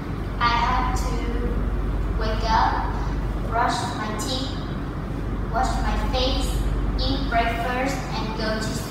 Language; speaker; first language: English; non-native, learner; Vietnamese